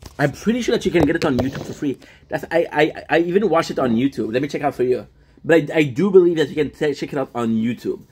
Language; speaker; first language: English; non-native, fluent; French